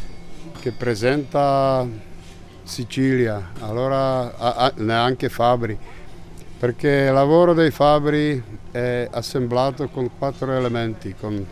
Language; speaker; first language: Italian; non-native, learner; Czech